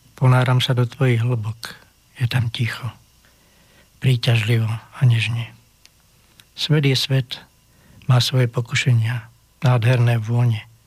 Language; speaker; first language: Slovak; native; Slovak